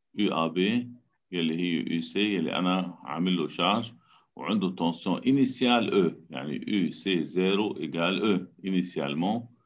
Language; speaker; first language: French; non-native, local second language; Arabic